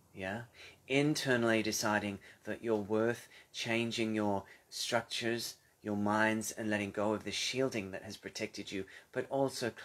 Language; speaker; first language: English; native; English